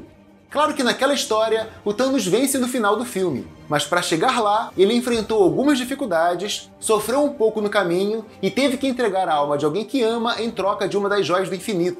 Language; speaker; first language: Portuguese; native; Portuguese